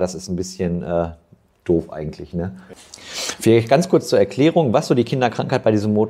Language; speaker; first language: German; native; German